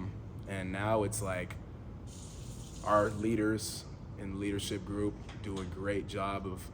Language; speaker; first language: English; native; English